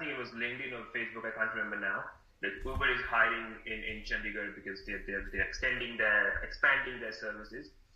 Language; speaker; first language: English; non-native, local second language; Hindi